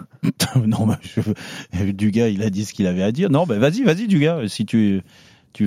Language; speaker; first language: French; native; French